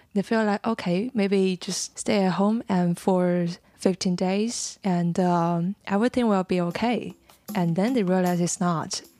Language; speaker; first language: English; non-native, fluent; Chinese